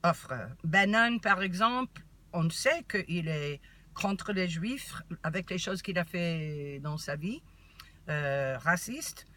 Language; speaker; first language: French; non-native, learner; English